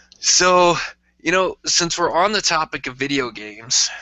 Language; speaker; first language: English; native; English